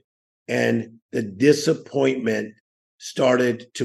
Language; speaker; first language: English; native; English